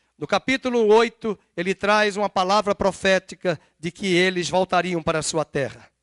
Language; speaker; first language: Portuguese; native; Portuguese